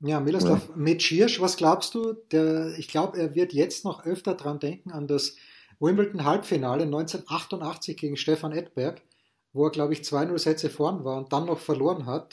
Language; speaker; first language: German; native; German